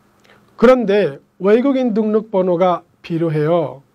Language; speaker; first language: Korean; non-native, fluent; Bangla